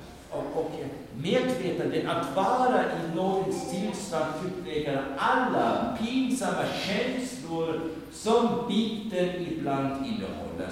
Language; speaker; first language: Swedish; non-native, fluent; German